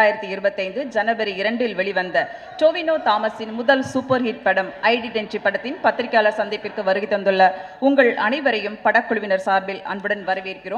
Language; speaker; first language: Tamil; native; Tamil